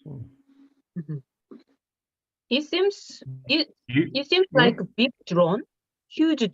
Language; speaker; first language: English; non-native, learner; Korean